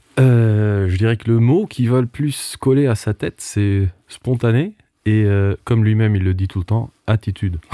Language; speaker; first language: French; non-native, local second language; Portuguese